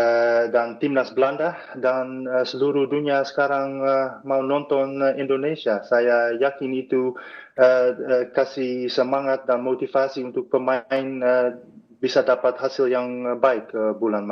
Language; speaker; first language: Indonesian; non-native, fluent; Dutch